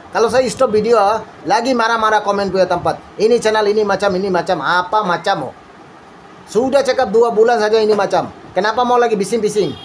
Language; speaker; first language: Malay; non-native, learner; Bangla